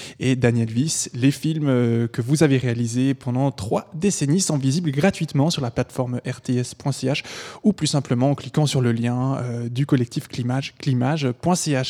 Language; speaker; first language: French; native; French